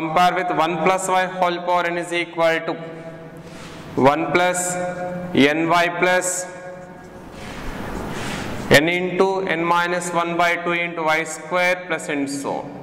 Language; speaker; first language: English; non-native, local second language; Telugu